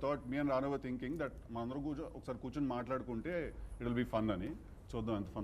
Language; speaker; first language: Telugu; native; Telugu